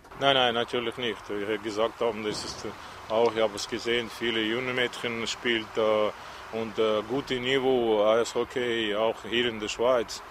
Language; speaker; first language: German; non-native, learner; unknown